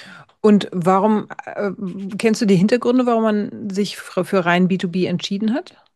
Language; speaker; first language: German; native; German